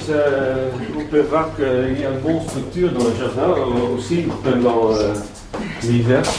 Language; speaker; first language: French; non-native, fluent; Dutch